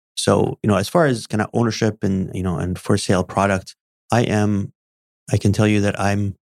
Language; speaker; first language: English; early bilingual, other home language; Arabic